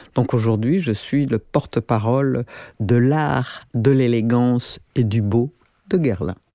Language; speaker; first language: French; non-native, local second language; Rundi